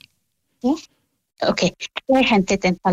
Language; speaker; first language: Norwegian; non-native, fluent; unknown